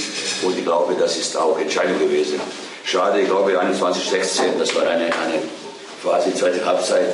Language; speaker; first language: German; non-native, fluent; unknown